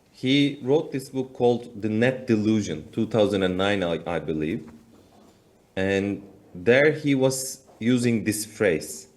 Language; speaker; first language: English; non-native, fluent; Turkish